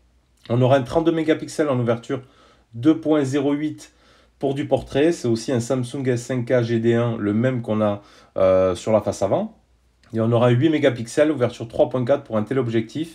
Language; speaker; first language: French; native; French